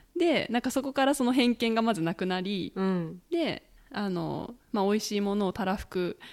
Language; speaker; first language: Japanese; native; Japanese